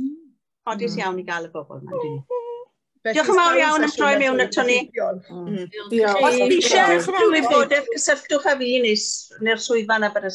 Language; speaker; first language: Welsh; native; Welsh